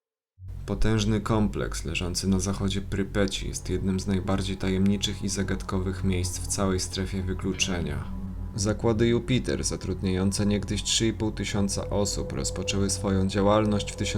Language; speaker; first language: Polish; native; Polish